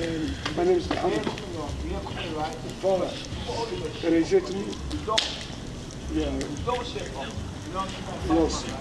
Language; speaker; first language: English; non-native, learner; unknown